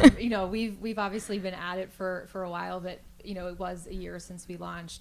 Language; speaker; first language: English; native; English